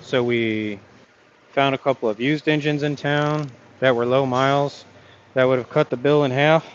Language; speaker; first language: English; native; English